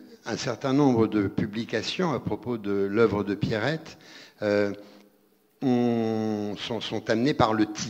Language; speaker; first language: French; native; French